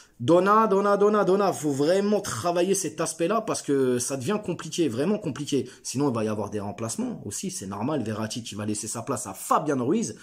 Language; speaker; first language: French; native; French